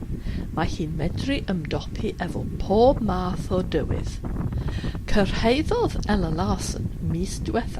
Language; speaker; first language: Welsh; non-native, fluent; English